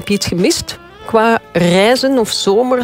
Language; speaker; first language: Dutch; native; Dutch